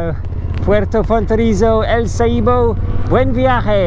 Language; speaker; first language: Spanish; non-native, learner; English